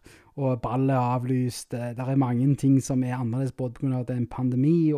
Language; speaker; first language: Norwegian; native; Norwegian